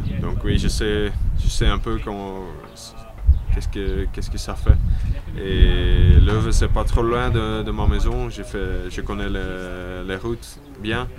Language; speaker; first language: French; non-native, local second language; Dutch